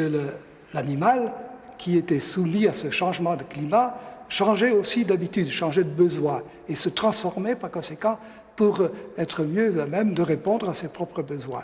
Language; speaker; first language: French; native; French